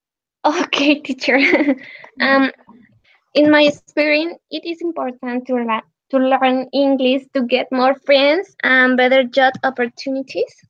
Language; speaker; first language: English; non-native, learner; Spanish